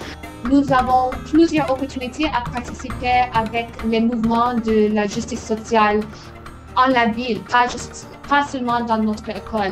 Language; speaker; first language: French; non-native, fluent; English